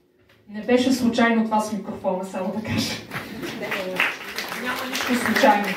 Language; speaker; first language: Bulgarian; native; Bulgarian